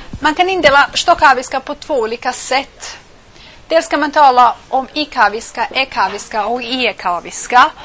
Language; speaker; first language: Swedish; non-native, fluent; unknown